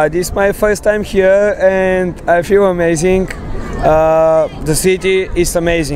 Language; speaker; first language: English; non-native, learner; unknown